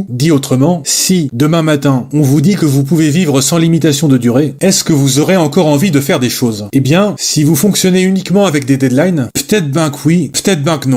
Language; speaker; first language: French; native; French